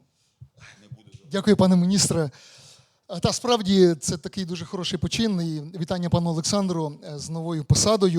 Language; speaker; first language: Ukrainian; native; Ukrainian